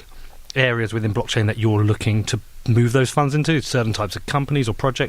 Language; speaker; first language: English; native; English